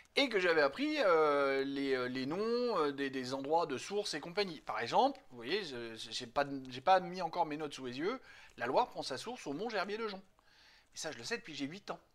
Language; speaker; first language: French; native; French